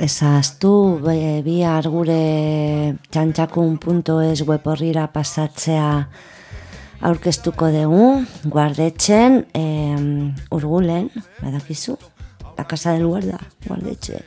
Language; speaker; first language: Basque; non-native, local second language; Spanish